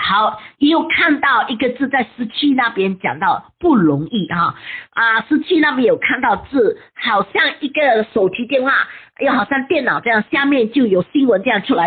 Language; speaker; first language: Chinese; native; Chinese